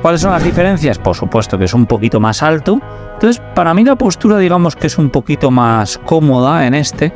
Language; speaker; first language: Spanish; native; Spanish